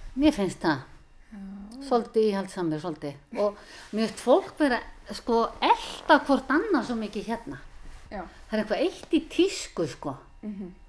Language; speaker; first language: Icelandic; native; Icelandic